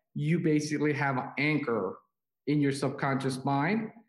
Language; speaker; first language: English; non-native, fluent; Korean